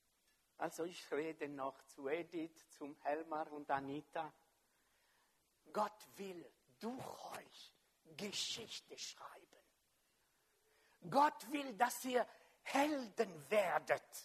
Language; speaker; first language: German; non-native, fluent; French